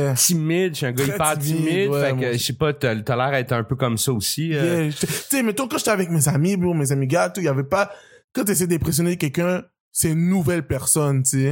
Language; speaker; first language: French; native; French